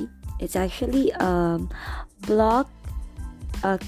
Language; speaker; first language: English; non-native, local second language; Filipino